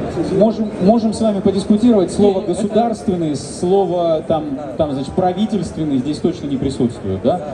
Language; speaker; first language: Russian; native; Russian